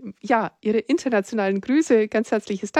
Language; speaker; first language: German; native; German